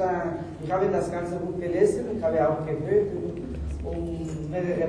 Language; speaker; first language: German; non-native, learner; Spanish